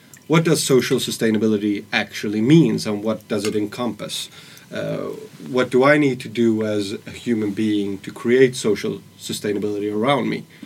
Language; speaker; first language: English; non-native, fluent; Swedish